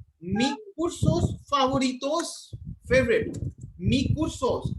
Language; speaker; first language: Spanish; non-native, fluent; Hindi